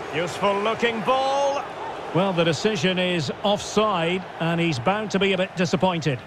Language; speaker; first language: English; native; English